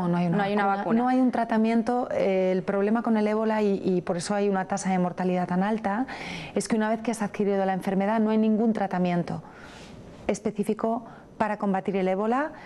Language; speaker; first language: Spanish; native; Spanish